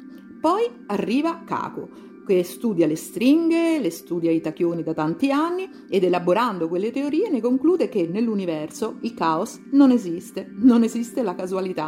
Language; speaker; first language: Italian; native; Italian